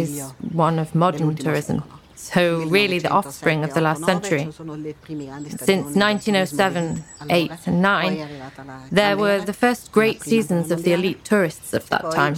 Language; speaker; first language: English; non-native, fluent; Ladin